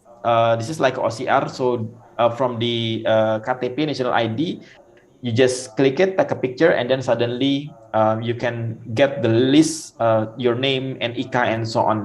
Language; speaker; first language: English; non-native, fluent; Indonesian